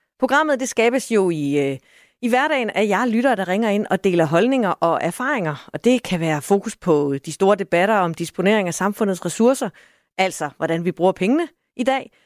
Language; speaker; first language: Danish; native; Danish